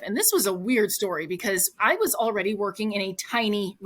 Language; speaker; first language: English; native; English